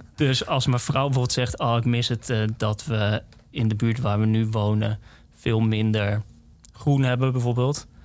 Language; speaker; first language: Dutch; native; Dutch